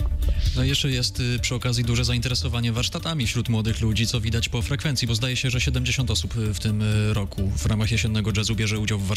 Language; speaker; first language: Polish; native; Polish